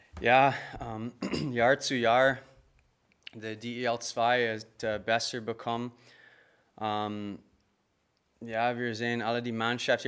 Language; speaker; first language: German; non-native, learner; English